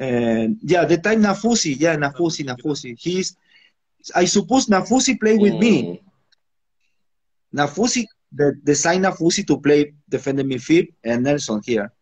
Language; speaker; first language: English; non-native, learner; Spanish